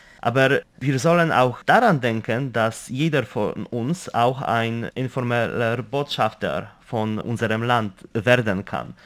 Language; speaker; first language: German; non-native, fluent; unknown